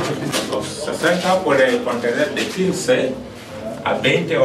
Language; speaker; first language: Spanish; non-native, learner; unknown